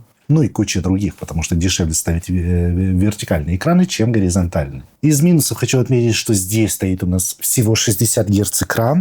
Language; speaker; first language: Russian; native; Russian